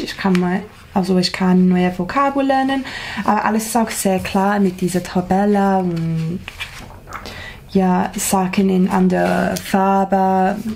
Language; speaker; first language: German; non-native, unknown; English